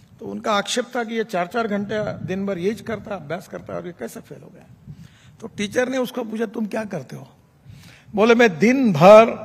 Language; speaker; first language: Hindi; non-native, local second language; Marathi